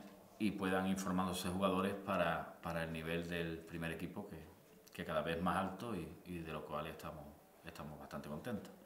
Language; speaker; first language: Spanish; native; Spanish